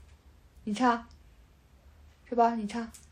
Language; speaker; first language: Chinese; native; Chinese